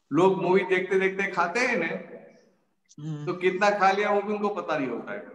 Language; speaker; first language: Hindi; non-native, local second language; Gujarati